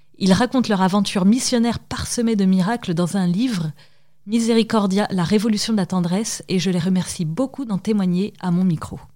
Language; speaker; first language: French; native; French